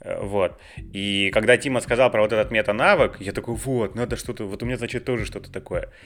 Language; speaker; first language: Russian; native; Russian